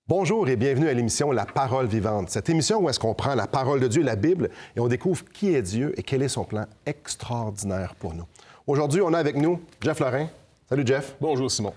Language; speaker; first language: French; native; French